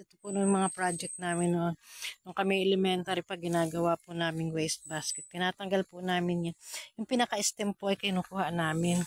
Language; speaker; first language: Filipino; native; Filipino